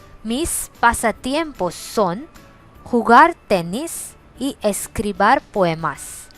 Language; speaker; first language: Spanish; non-native, fluent; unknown